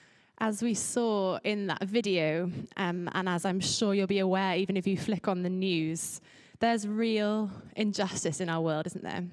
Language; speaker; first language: English; native; English